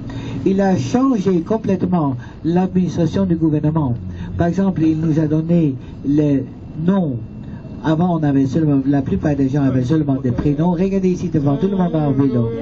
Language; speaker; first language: French; non-native, fluent; Dutch